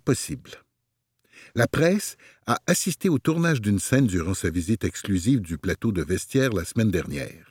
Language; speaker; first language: French; native; French